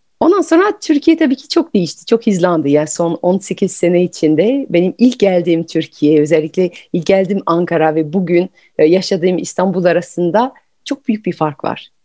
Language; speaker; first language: Turkish; non-native, fluent; French